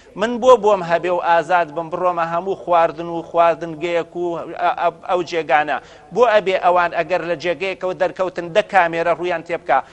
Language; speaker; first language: Central Kurdish; native; Central Kurdish